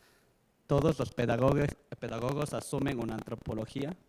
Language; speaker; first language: Spanish; native; Spanish